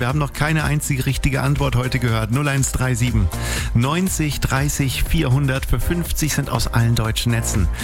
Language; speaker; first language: German; native; German